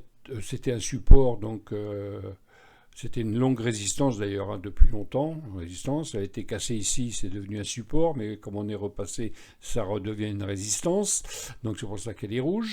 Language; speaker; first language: French; native; French